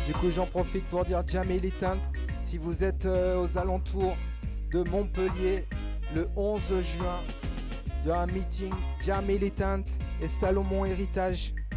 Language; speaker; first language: French; native; French